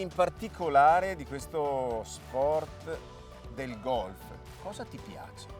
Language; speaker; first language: Italian; native; Italian